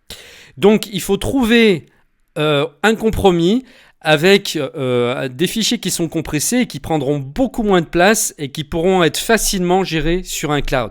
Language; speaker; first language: French; native; French